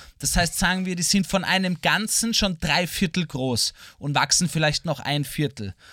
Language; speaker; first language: German; native; German